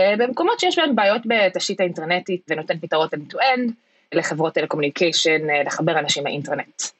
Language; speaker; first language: Hebrew; early bilingual, heritage; Hebrew